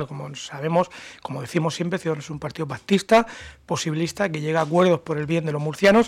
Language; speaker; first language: Spanish; native; Spanish